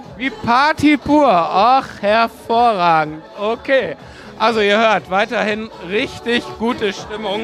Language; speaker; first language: German; native; German